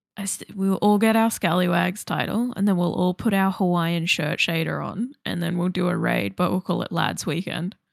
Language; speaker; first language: English; native; English